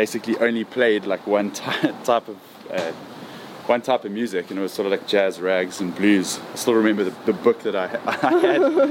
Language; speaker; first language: English; native; English